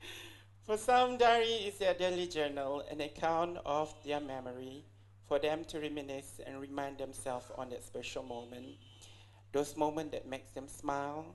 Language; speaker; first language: English; non-native, local second language; Malay